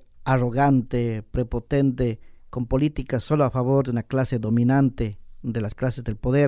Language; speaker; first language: Spanish; native; Spanish